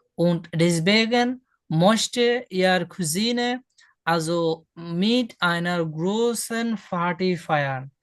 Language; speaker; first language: German; non-native, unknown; Bangla